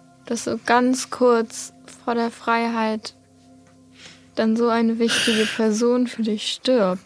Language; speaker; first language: German; native; German